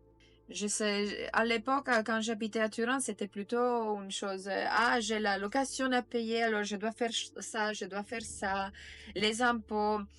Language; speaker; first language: French; non-native, fluent; Italian